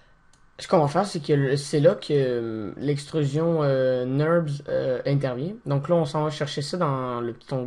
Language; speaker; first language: French; native; French